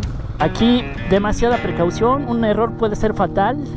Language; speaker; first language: Spanish; native; Spanish